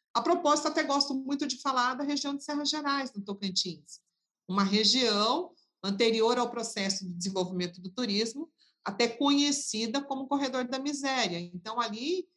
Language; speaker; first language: Portuguese; native; Portuguese